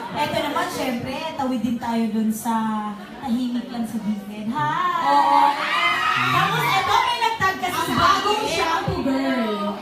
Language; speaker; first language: Filipino; native; Filipino